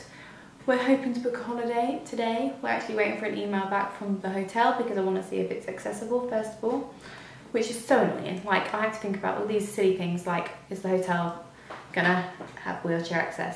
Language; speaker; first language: English; native; English